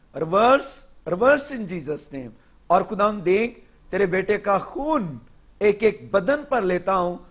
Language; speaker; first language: Urdu; non-native, local second language; Punjabi